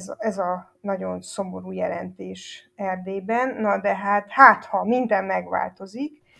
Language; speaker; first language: Hungarian; native; Hungarian